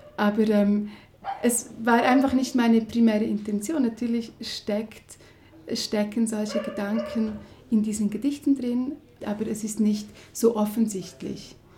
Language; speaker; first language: German; non-native, local second language; Romansh